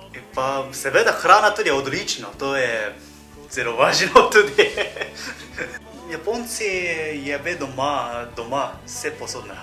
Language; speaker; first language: Slovenian; non-native, learner; Japanese